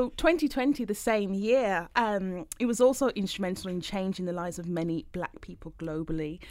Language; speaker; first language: English; native; English